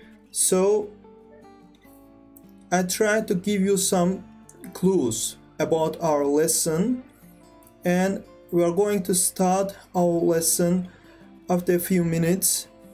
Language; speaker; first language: English; non-native, fluent; Azerbaijani